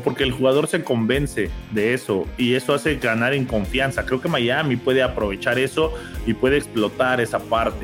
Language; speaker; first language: Spanish; native; Spanish